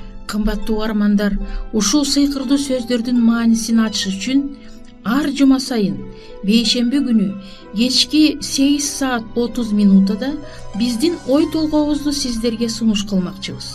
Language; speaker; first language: Kyrgyz; native; Kyrgyz